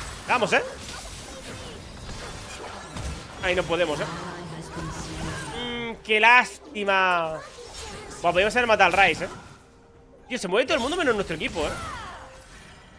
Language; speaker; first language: Spanish; native; Spanish